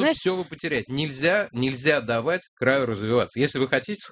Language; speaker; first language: Russian; native; Russian